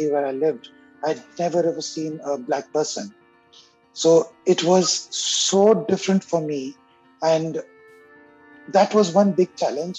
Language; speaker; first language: English; non-native, local second language; Hindi